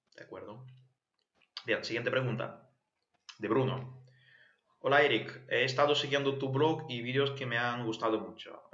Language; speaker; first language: Spanish; non-native, fluent; Ukrainian